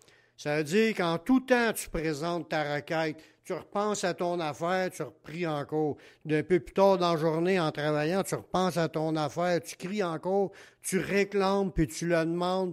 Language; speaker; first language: French; native; French